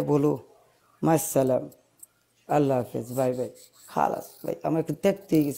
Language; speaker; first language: Hindi; non-native, learner; Bangla